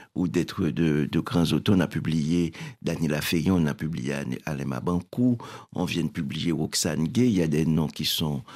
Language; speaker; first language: French; non-native, local second language; Haitian Creole